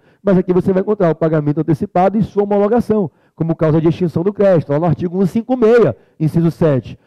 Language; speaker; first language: Portuguese; native; Portuguese